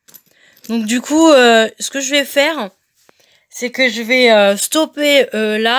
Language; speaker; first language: French; native; French